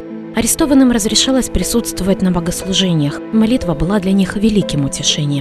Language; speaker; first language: Russian; native; Russian